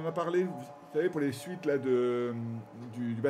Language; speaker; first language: French; native; French